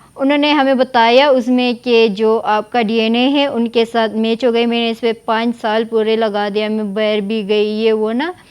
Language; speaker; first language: Urdu; non-native, local second language; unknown